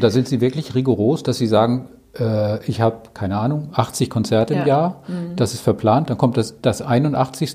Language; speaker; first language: German; native; German